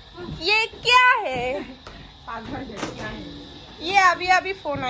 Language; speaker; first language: Hindi; non-native, local second language; Assamese